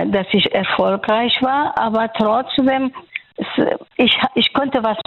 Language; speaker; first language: German; non-native, fluent; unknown